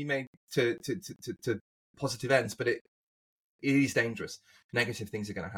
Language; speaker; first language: English; native; English